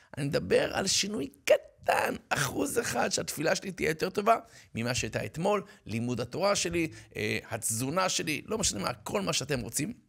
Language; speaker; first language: Hebrew; native; Hebrew